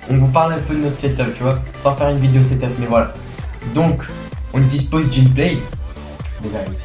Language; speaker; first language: French; native; French